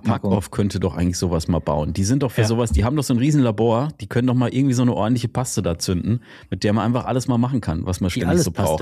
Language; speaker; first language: German; native; German